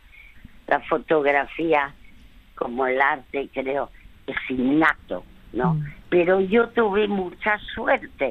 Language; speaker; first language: Spanish; early bilingual, other home language; French